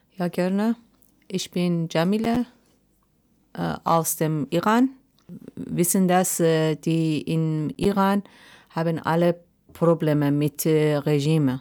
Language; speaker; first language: German; non-native, learner; Persian